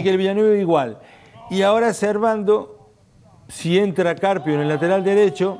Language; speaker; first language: Spanish; native; Spanish